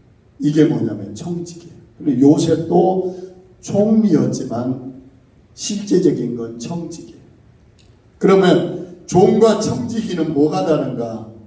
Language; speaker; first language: Korean; native; Korean